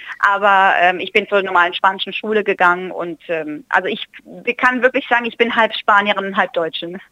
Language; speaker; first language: German; early bilingual, heritage; German